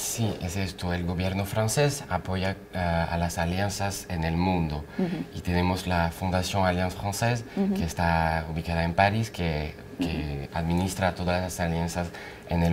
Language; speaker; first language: Spanish; non-native, fluent; French